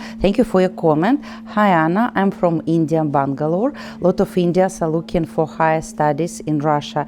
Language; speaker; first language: English; non-native, learner; Russian